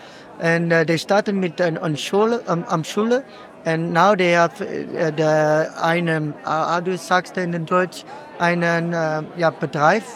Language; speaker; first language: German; non-native, learner; Dutch